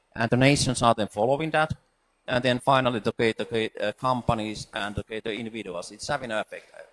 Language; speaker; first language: English; non-native, fluent; Finnish